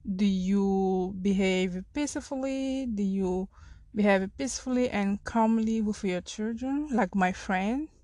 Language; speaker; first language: English; non-native, fluent; Portuguese